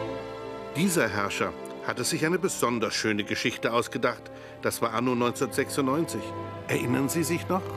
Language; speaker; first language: German; native; German